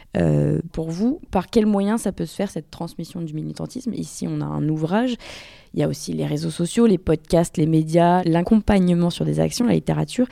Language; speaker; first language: French; native; French